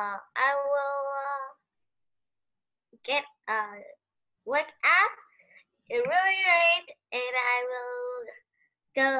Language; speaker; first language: English; non-native, learner; Vietnamese